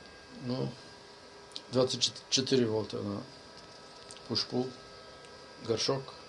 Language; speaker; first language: Russian; non-native, learner; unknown